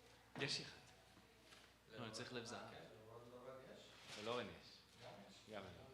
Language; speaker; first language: Hebrew; early bilingual, heritage; English